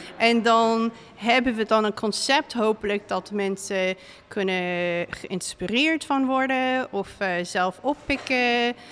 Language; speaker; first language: Dutch; non-native, fluent; English